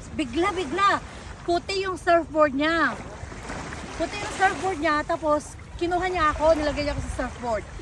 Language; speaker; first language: Filipino; native; Filipino